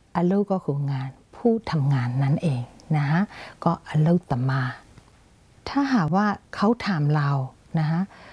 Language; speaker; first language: Thai; non-native, fluent; Burmese